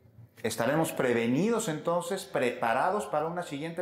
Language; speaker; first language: Spanish; native; Spanish